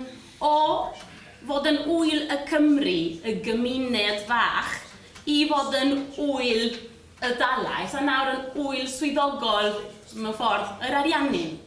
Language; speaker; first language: Welsh; non-native, fluent; Spanish